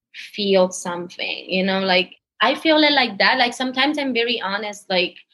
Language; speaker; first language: English; non-native, fluent; Italian